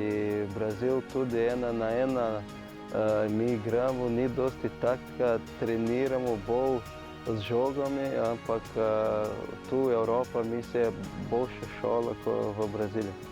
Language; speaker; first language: Slovenian; non-native, learner; Portuguese